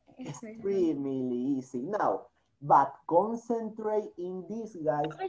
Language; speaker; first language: English; non-native, fluent; Spanish